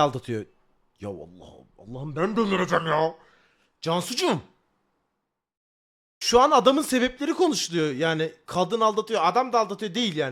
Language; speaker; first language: Turkish; native; Turkish